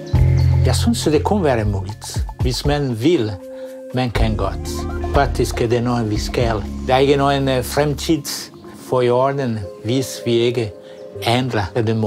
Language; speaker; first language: Danish; non-native, fluent; Italian